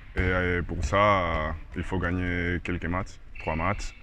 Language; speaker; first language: French; non-native, learner; Spanish